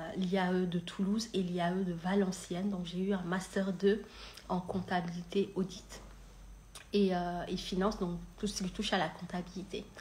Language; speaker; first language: French; non-native, local second language; Wolof